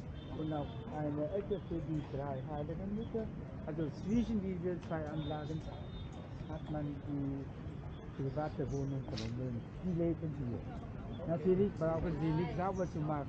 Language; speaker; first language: German; non-native, fluent; Vietnamese